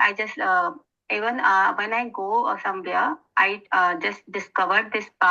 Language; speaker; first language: English; non-native, learner; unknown